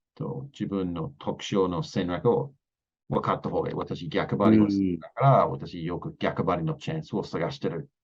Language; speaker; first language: Japanese; non-native, learner; English